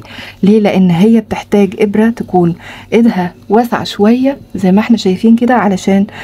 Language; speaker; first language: Arabic; native; Arabic